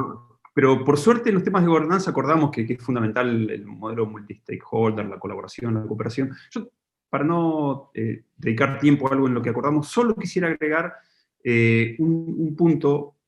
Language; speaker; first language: Spanish; native; Spanish